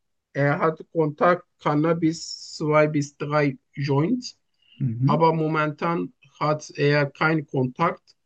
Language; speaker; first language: German; non-native, learner; Turkish